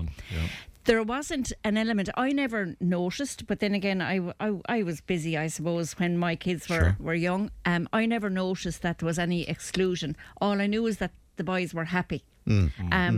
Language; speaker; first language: English; native; English